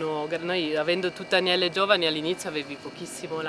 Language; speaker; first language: Italian; native; Italian